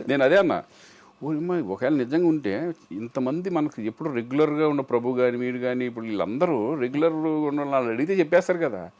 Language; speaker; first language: Telugu; native; Telugu